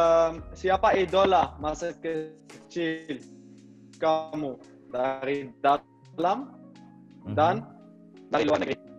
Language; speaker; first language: Indonesian; non-native, learner; Dutch